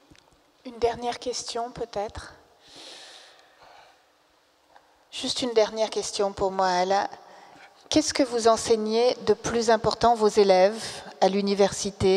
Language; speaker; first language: French; native; French